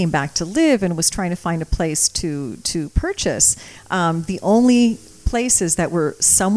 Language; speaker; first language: English; early bilingual, other home language; Croatian